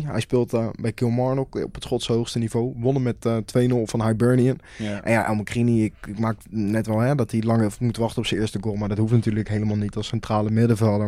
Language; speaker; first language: Dutch; native; Dutch